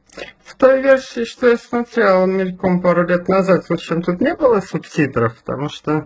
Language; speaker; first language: Russian; native; Russian